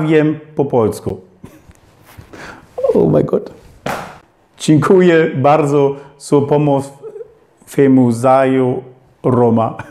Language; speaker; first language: Polish; non-native, learner; German